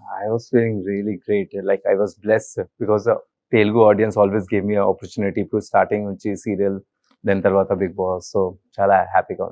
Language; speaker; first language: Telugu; non-native, learner; Hindi